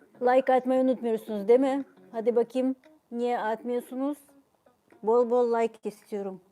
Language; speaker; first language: Turkish; non-native, fluent; Ukrainian